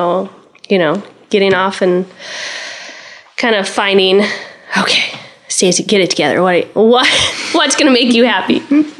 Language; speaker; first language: English; native; English